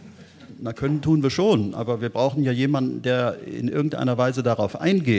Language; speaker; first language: German; native; German